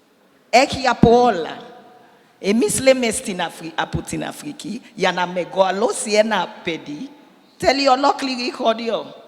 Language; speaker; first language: Greek; non-native, learner; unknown